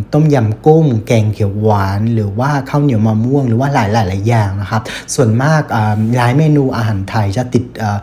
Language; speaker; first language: Thai; non-native, fluent; Vietnamese